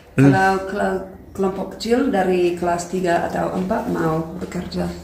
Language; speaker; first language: Indonesian; non-native, fluent; English